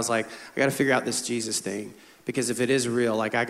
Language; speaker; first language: English; native; English